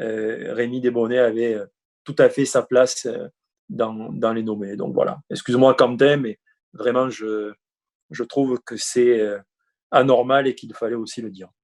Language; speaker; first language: French; native; French